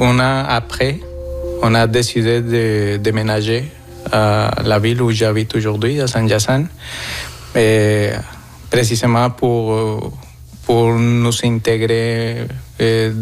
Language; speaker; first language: French; non-native, fluent; Spanish